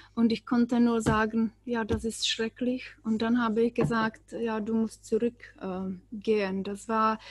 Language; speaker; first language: German; non-native, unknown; Czech